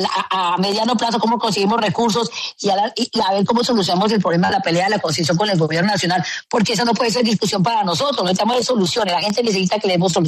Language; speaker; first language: Spanish; native; Spanish